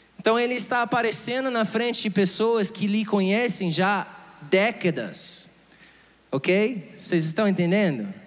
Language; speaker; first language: Portuguese; non-native, fluent; English